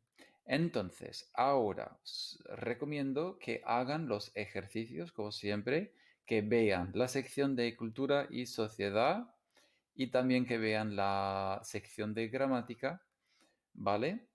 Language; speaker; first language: Spanish; non-native, fluent; English